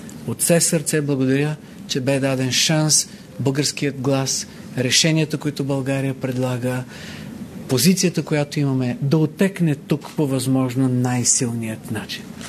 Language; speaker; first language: Bulgarian; native; Bulgarian